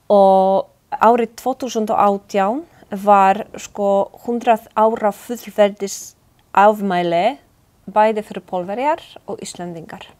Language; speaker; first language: Icelandic; non-native, learner; Polish